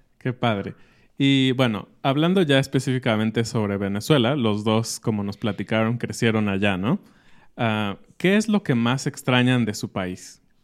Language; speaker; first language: Spanish; native; Spanish